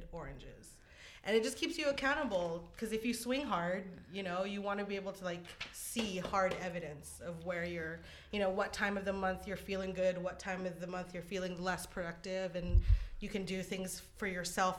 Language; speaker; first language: English; non-native, local second language; Filipino